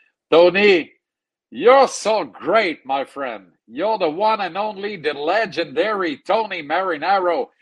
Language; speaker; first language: English; non-native, fluent; French